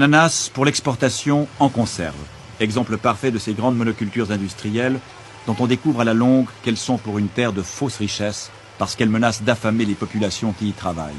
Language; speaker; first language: French; native; French